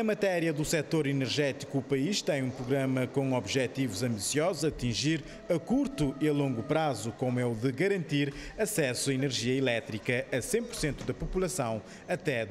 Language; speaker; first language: Portuguese; non-native, local second language; Kabuverdianu